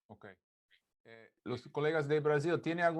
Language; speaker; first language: Portuguese; non-native, learner; Spanish